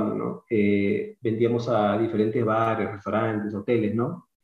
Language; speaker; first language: Spanish; early bilingual, other home language; English